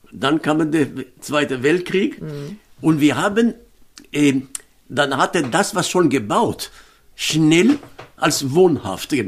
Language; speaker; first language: German; non-native, fluent; Hebrew